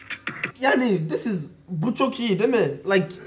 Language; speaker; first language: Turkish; non-native, learner; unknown